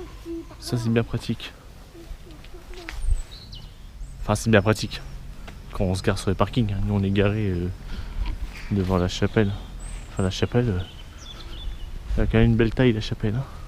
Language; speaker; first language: French; native; French